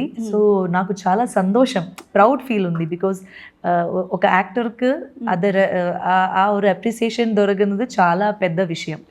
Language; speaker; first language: Telugu; non-native, learner; Malayalam